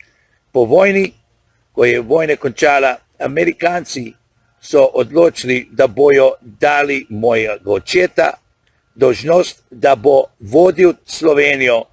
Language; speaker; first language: Slovenian; early bilingual, heritage; Slovenian